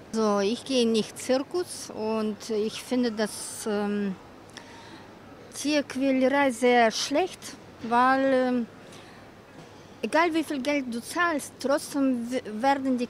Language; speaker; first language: German; non-native, learner; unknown